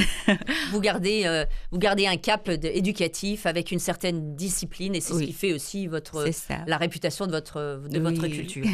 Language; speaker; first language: French; native; French